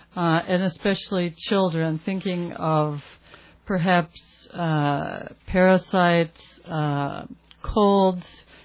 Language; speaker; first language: English; native; English